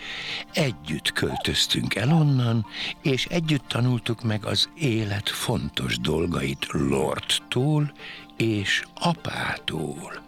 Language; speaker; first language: Hungarian; native; Hungarian